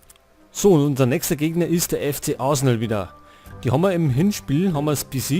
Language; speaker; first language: German; native; German